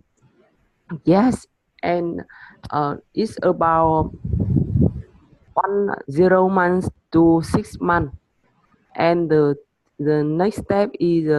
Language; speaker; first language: English; non-native, learner; Vietnamese